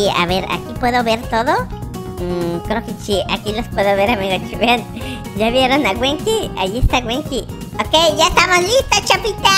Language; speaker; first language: Spanish; native; Spanish